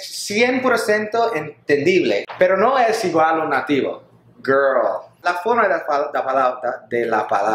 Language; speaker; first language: Spanish; non-native, learner; English